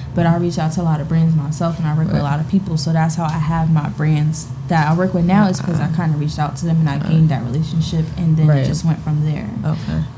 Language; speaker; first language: English; native; English